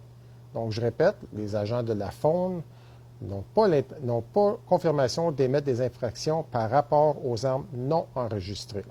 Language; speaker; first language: French; native; French